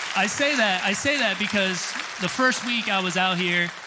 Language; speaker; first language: English; native; English